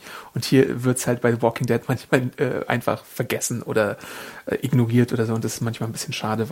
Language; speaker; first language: German; native; German